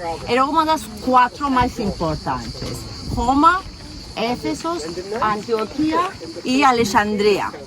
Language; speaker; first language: Portuguese; non-native, fluent; Turkish